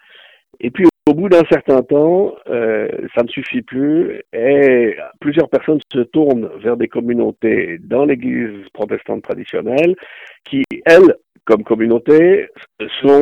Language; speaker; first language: French; native; French